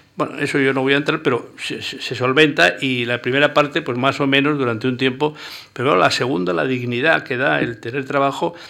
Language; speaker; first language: Spanish; native; Spanish